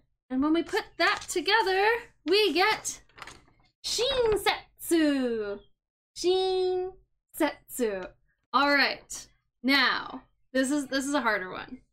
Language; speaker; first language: English; native; English